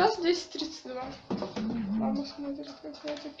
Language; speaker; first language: Russian; native; Russian